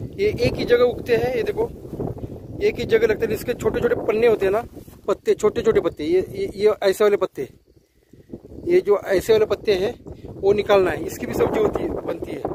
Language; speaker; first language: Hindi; non-native, local second language; Marathi